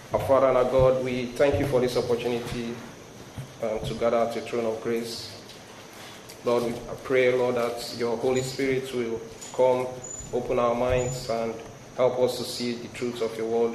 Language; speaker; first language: English; non-native, local second language; Igbo